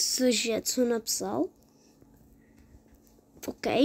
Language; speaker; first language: Czech; early bilingual, other home language; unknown